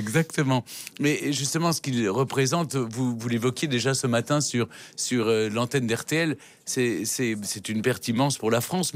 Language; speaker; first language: French; native; French